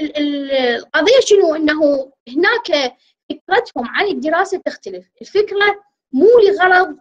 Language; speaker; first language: Arabic; native; Arabic